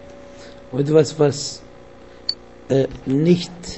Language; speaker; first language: German; non-native, fluent; Arabic